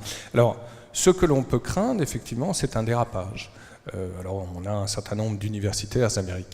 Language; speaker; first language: French; native; French